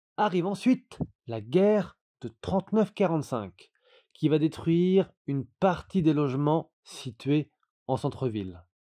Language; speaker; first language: French; native; French